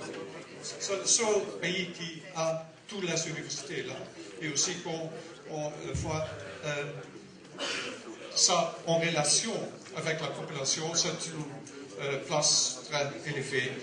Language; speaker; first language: French; non-native, learner; Dutch